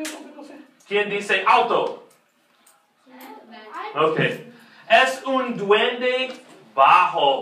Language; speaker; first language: Spanish; non-native, fluent; English